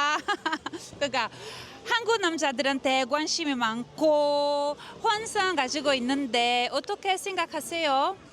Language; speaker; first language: Korean; non-native, learner; Portuguese